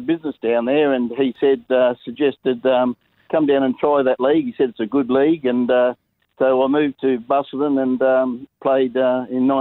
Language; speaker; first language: English; native; English